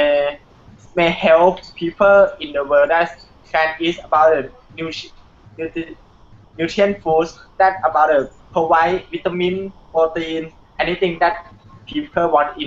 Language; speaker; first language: English; non-native, learner; Thai